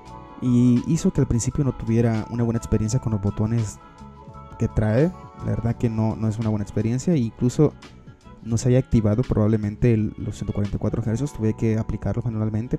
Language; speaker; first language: Spanish; native; Spanish